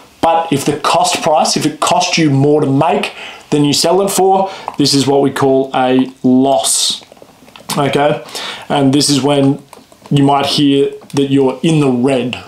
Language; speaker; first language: English; native; English